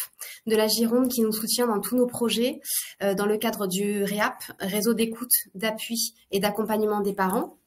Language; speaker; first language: French; native; French